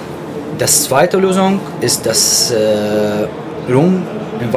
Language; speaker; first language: German; non-native, fluent; Arabic